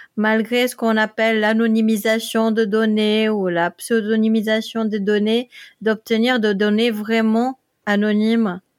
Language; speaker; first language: French; non-native, fluent; Dutch